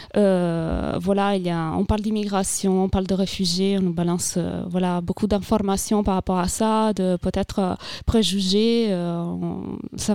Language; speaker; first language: French; non-native, fluent; Italian